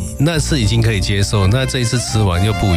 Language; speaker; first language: Chinese; native; Chinese